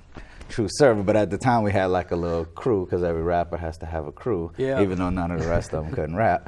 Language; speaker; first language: English; native; English